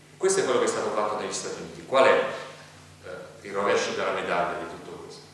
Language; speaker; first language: Italian; native; Italian